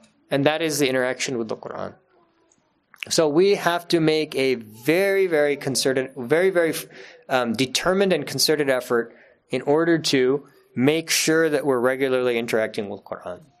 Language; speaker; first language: English; native; English